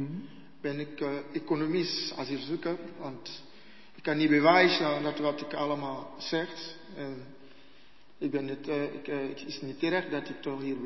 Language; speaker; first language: Dutch; non-native, learner; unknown